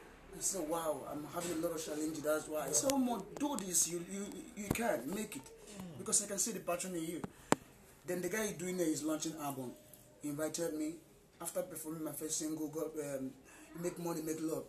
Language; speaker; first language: English; non-native, local second language; Igbo